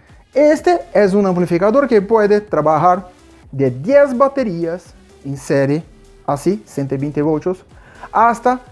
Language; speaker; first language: Spanish; non-native, fluent; Portuguese